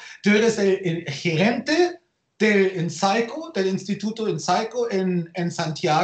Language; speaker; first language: Spanish; non-native, fluent; German